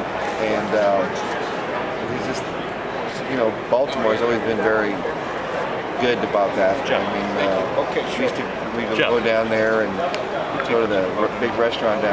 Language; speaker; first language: English; native; English